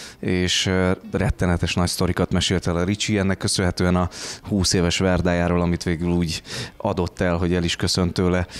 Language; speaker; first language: Hungarian; native; Hungarian